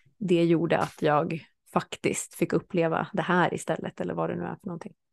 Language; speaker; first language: Swedish; native; Swedish